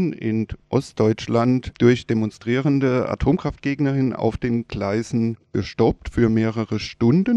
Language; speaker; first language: German; native; German